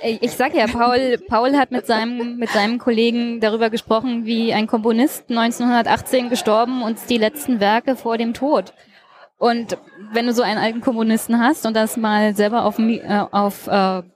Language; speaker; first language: German; native; German